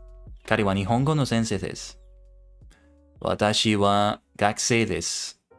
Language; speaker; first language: Japanese; non-native, learner; English